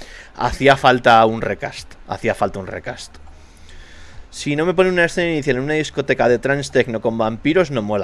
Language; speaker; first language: Spanish; native; Spanish